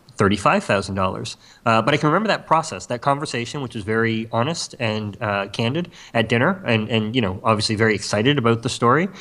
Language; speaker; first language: English; native; English